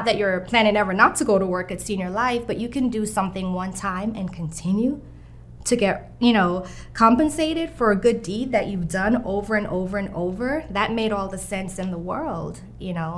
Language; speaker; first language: English; native; English